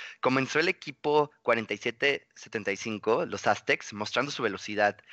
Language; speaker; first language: Spanish; native; Spanish